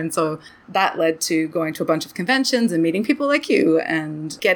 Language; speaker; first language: English; native; English